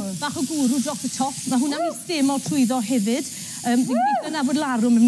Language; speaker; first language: Welsh; native; Welsh